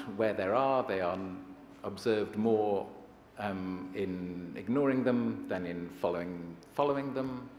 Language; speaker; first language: English; native; English